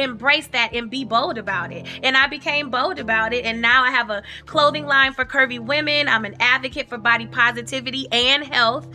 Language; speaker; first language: English; native; English